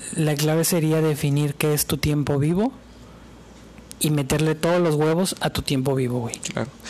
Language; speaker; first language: Spanish; native; Spanish